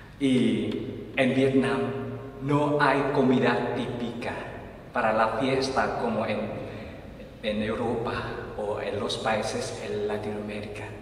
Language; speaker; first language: Spanish; non-native, fluent; Vietnamese